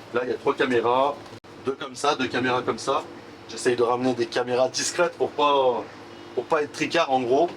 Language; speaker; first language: French; native; French